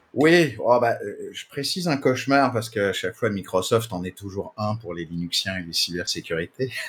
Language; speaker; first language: French; native; French